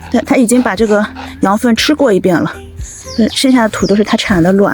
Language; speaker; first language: Chinese; native; Chinese